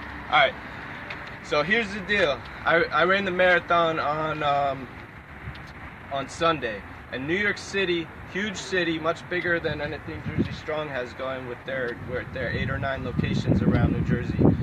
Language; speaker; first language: English; native; English